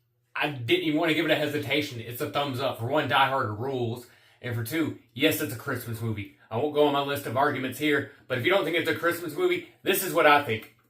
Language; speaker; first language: English; native; English